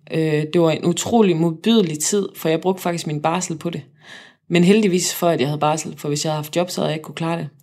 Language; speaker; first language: Danish; native; Danish